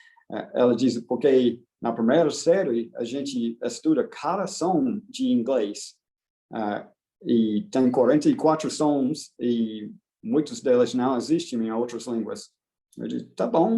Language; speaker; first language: Portuguese; non-native, fluent; English